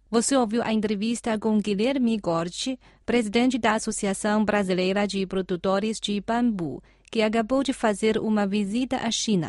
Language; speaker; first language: Portuguese; non-native, fluent; Chinese